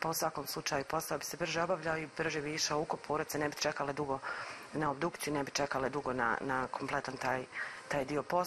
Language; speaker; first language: Croatian; native; Croatian